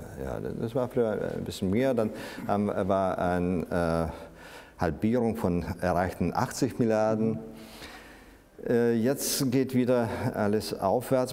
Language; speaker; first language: German; non-native, fluent; Russian